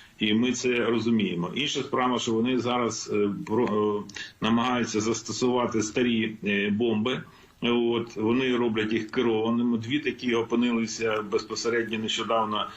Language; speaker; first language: Ukrainian; non-native, local second language; Russian